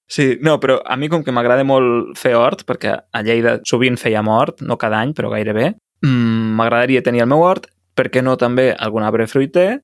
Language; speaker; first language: Catalan; native; Catalan